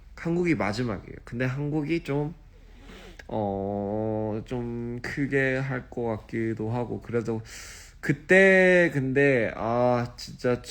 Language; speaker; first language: Korean; early bilingual, heritage; English